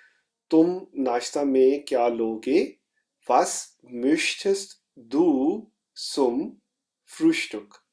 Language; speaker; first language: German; non-native, fluent; Urdu